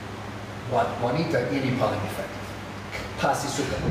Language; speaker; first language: Indonesian; non-native, fluent; English